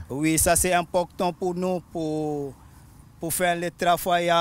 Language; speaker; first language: French; non-native, local second language; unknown